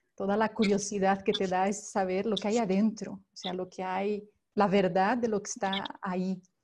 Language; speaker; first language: Spanish; non-native, fluent; Portuguese